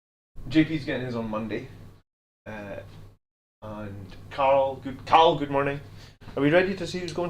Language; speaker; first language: English; native; English